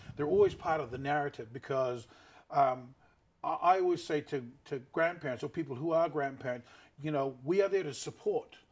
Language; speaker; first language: English; native; English